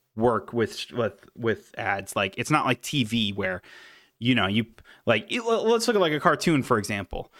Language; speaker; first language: English; native; English